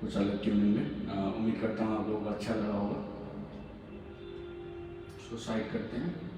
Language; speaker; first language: Hindi; non-native, local second language; Assamese